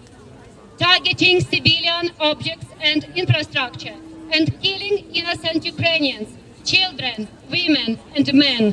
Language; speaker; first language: English; non-native, fluent; Ukrainian